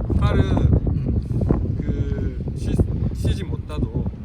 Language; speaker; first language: Korean; non-native, fluent; Japanese